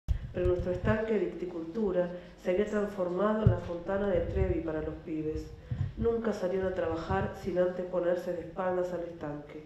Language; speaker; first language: Spanish; native; Spanish